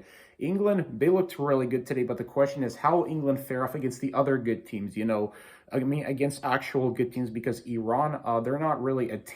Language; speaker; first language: English; native; English